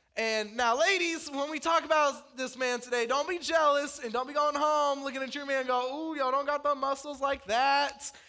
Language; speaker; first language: English; native; English